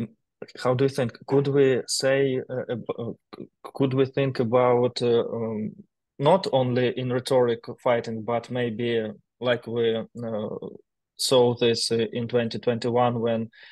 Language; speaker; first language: English; non-native, learner; Ukrainian